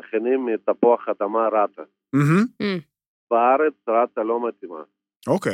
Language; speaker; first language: Hebrew; native; Hebrew